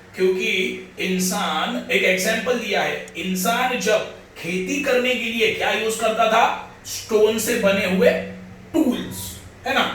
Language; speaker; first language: Hindi; non-native, local second language; Marathi